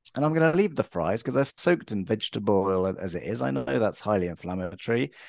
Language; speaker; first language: English; native; English